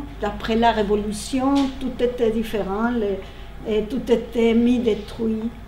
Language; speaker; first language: French; non-native, learner; Spanish